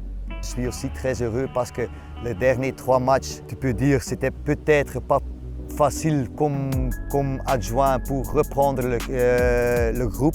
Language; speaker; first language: French; non-native, local second language; Dutch